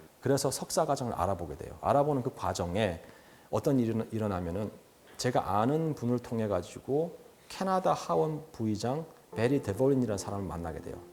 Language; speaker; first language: Korean; native; Korean